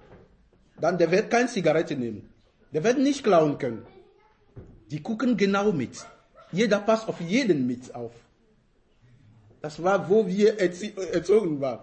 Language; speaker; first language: German; non-native, fluent; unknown